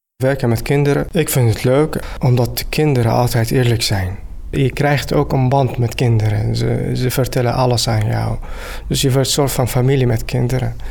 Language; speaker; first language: Dutch; non-native, learner; Arabic